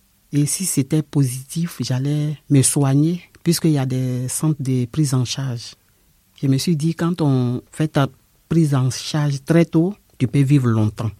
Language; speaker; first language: French; non-native, local second language; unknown